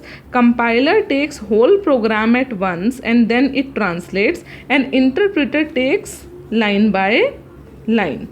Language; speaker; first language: English; non-native, local second language; Hindi